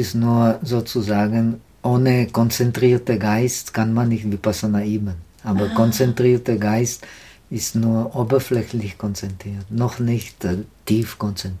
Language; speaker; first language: German; non-native, learner; Czech